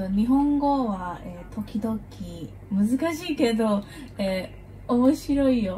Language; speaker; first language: Japanese; non-native, learner; Burmese